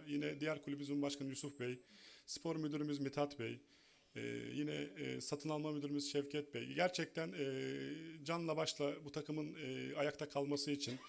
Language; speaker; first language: Turkish; native; Turkish